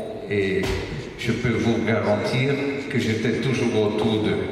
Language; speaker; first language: French; non-native, local second language; Dutch